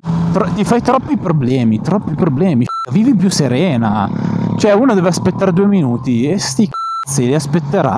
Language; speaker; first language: Italian; native; Italian